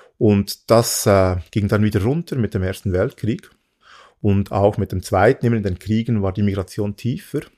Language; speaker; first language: German; early bilingual, other home language; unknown